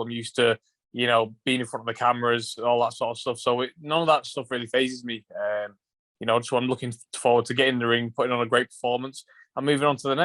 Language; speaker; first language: English; native; English